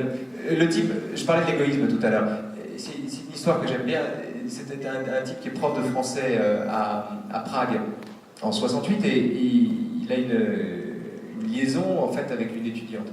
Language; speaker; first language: French; native; French